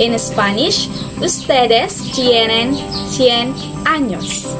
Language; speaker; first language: Spanish; non-native, learner; Filipino